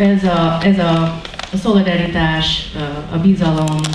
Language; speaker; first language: Hungarian; non-native, learner; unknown